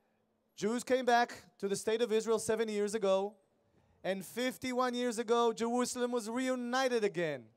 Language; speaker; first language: English; non-native, fluent; Hebrew